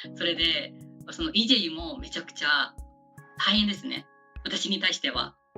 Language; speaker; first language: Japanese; non-native, fluent; Burmese